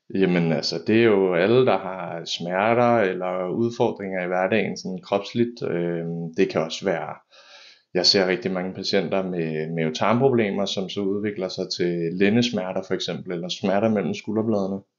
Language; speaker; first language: Danish; native; Danish